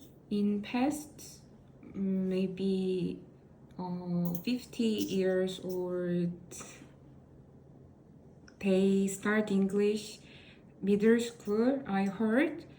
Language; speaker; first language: English; non-native, learner; Korean